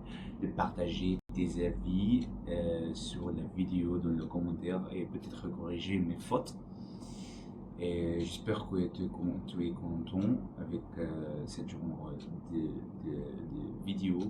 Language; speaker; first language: French; non-native, learner; Arabic